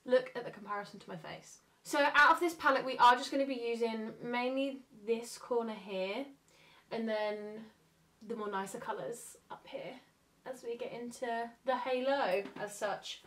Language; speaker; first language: English; native; English